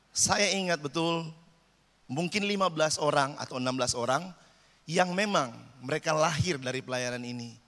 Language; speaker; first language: Indonesian; native; Indonesian